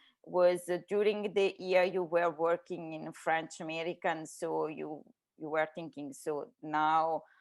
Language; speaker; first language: English; non-native, learner; Italian